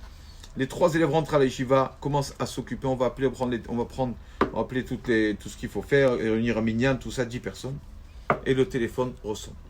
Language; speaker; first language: French; native; French